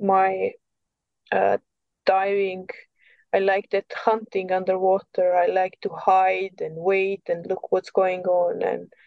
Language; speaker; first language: English; non-native, learner; Serbian